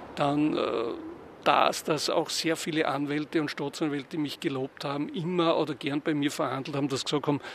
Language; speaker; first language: German; native; German